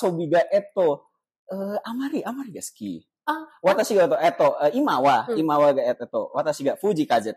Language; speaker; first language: Japanese; non-native, learner; Indonesian